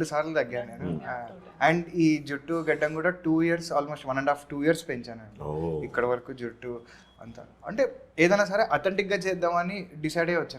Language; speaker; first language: Telugu; native; Telugu